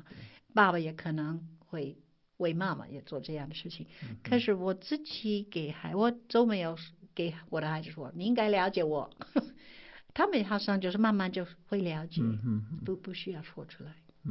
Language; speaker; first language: Chinese; non-native, fluent; English